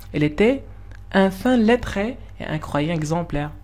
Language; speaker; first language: French; non-native, local second language; Arabic